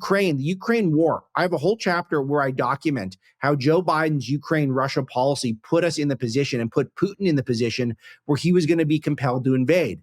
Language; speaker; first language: English; native; English